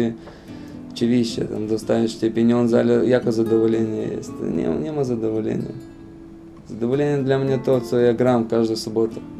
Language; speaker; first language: Polish; non-native, fluent; Lithuanian